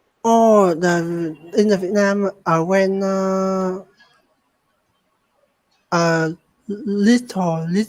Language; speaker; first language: English; non-native, learner; Vietnamese